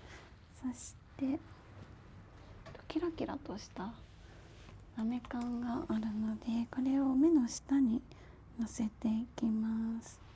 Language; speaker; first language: Japanese; native; Japanese